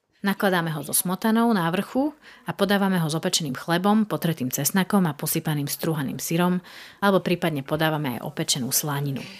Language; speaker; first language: Slovak; native; Slovak